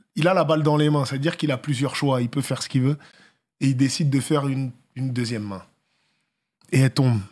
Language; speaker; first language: French; native; French